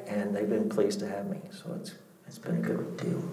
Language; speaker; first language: English; native; English